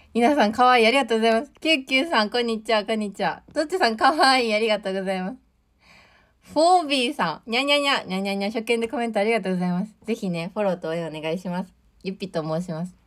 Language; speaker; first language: Japanese; native; Japanese